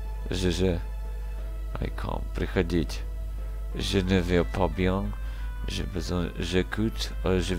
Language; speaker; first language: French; non-native, learner; Russian